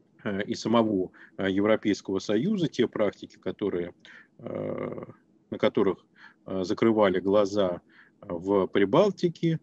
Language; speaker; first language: Russian; native; Russian